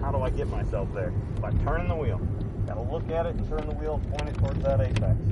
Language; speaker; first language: English; native; English